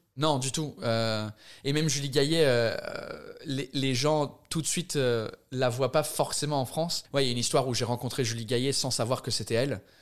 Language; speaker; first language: French; non-native, fluent; English